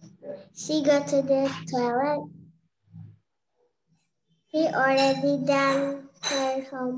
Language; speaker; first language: English; non-native, learner; Indonesian